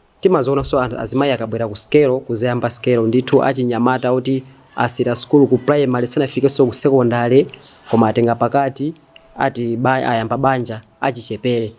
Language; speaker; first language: Nyanja; native; Nyanja